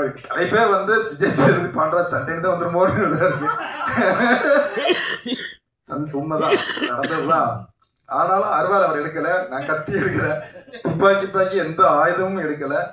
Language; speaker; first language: Tamil; native; Tamil